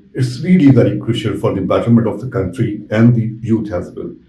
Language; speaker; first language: English; non-native, local second language; Urdu